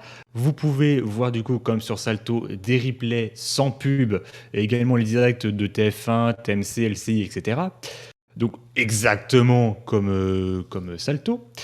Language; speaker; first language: French; native; French